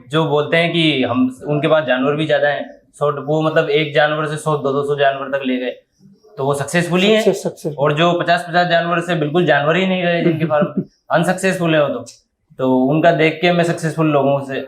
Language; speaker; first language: Hindi; native; Hindi